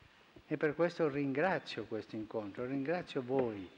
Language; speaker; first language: Italian; non-native, fluent; Spanish